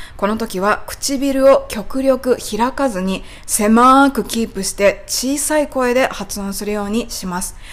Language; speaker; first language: Japanese; native; Japanese